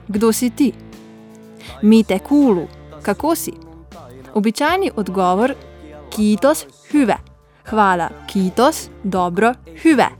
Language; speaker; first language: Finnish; non-native, learner; Slovenian